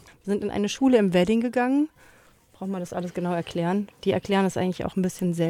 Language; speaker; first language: German; native; German